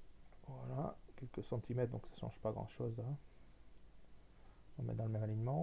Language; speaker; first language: French; native; French